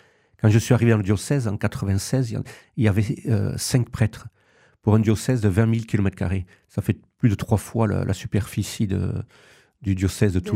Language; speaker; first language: French; native; French